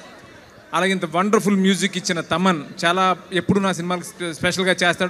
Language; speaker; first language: Telugu; native; Telugu